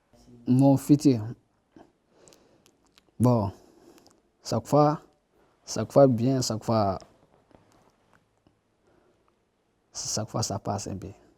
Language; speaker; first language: French; non-native, learner; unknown